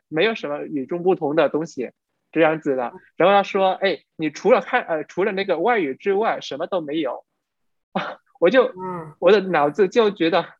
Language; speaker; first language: Chinese; non-native, fluent; Vietnamese